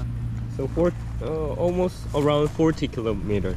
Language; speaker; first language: English; non-native, learner; Korean